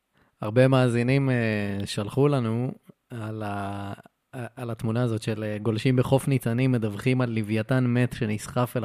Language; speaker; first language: Hebrew; native; Hebrew